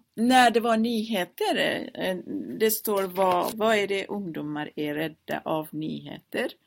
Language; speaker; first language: Swedish; non-native, fluent; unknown